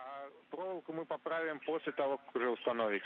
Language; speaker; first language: Russian; native; Russian